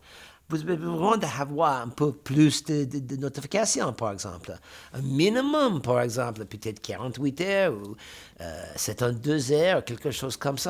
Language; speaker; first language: French; non-native, fluent; English